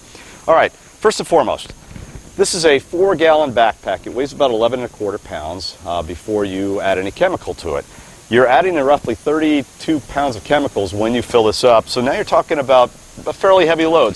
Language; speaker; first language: English; native; English